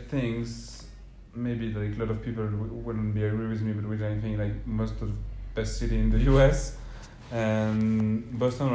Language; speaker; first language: English; non-native, fluent; French